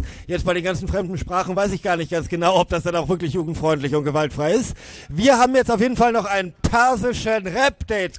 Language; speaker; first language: German; native; German